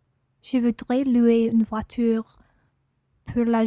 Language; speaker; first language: French; non-native, learner; English